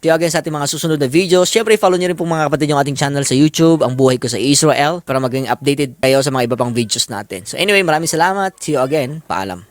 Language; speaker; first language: Filipino; native; Filipino